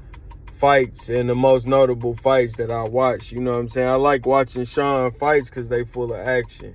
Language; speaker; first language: English; native; English